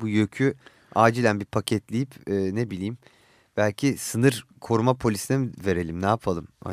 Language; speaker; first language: Turkish; native; Turkish